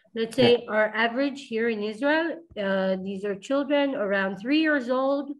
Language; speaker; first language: English; non-native, fluent; Hebrew